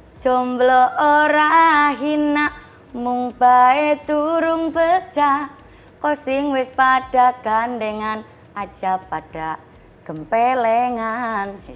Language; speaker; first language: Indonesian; non-native, local second language; Javanese